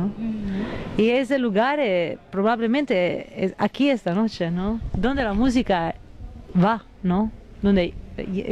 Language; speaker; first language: Spanish; non-native, fluent; Italian